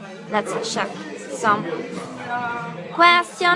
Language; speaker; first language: English; non-native, fluent; Italian